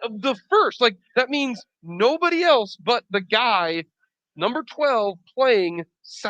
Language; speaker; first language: English; native; English